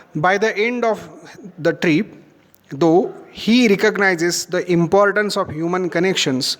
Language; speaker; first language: English; non-native, local second language; Marathi